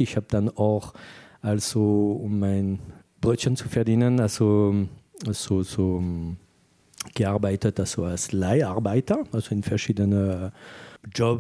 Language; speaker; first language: German; non-native, fluent; French